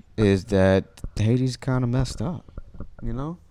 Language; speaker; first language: English; early bilingual, other home language; Haitian Creole